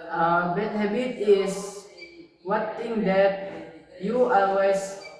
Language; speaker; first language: English; non-native, learner; Indonesian